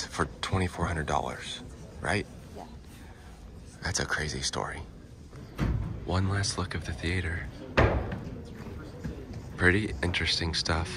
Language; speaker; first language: English; native; English